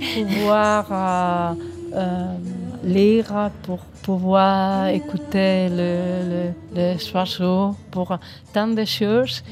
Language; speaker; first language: French; non-native, fluent; Spanish